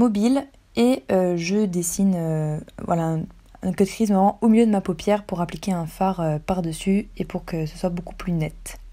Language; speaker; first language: French; native; French